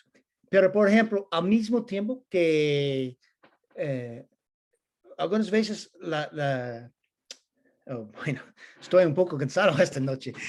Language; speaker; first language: Spanish; non-native, learner; English